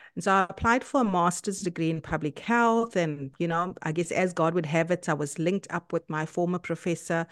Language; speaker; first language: English; native; English